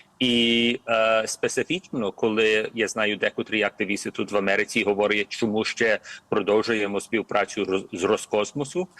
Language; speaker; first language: Ukrainian; early bilingual, heritage; Ukrainian